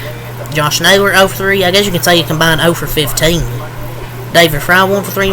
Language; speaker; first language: English; native; English